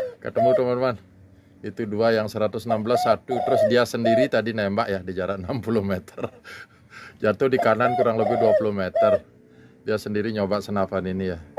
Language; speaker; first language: Indonesian; non-native, local second language; Balinese